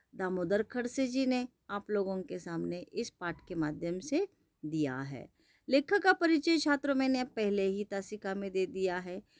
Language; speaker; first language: Hindi; non-native, local second language; Marathi